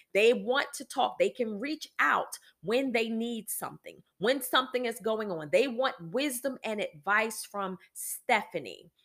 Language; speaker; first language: English; native; English